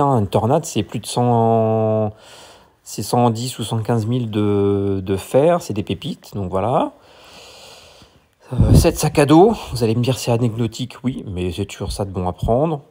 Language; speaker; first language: French; native; French